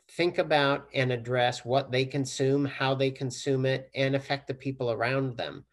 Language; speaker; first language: English; native; English